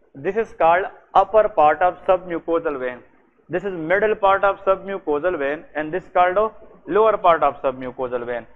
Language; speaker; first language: English; non-native, local second language; Urdu